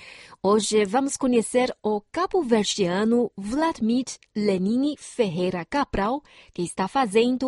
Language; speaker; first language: Portuguese; non-native, fluent; Chinese